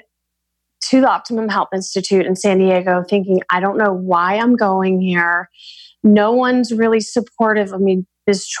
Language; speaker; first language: English; native; English